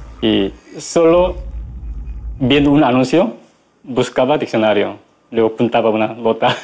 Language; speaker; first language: Spanish; non-native, learner; Korean